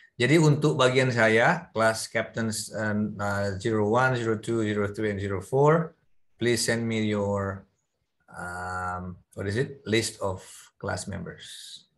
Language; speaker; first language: English; non-native, fluent; Indonesian